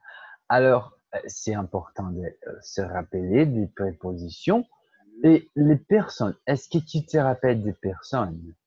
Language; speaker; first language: French; non-native, fluent; Portuguese